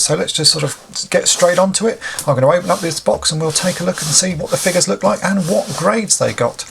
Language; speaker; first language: English; native; English